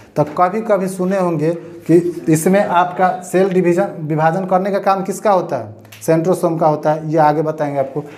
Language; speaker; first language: Hindi; native; Hindi